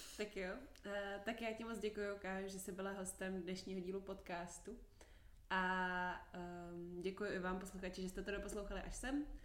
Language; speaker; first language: Czech; native; Czech